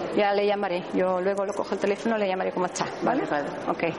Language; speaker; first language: Spanish; non-native, fluent; Dutch